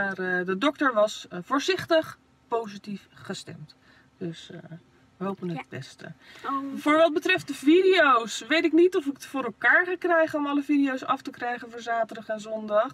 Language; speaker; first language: Dutch; native; Dutch